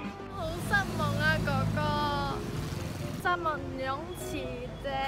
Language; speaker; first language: Cantonese; non-native, learner; Chinese